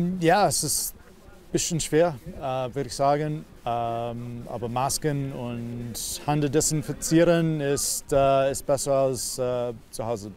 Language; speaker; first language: German; non-native, learner; English